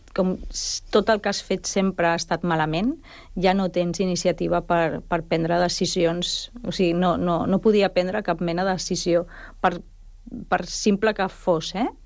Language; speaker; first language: Catalan; non-native, local second language; Spanish